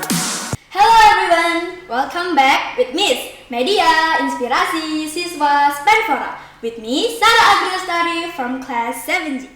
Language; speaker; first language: English; non-native, learner; Indonesian